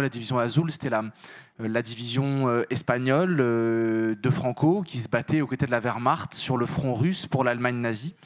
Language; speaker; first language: French; native; French